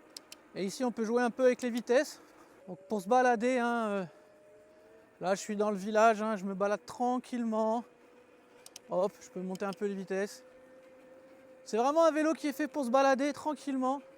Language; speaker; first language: French; native; French